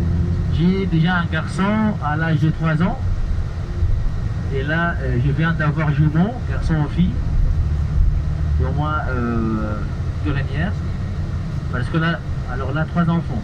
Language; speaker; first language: French; non-native, learner; Arabic